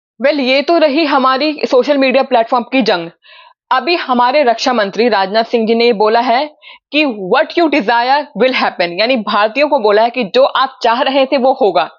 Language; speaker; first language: Hindi; native; Hindi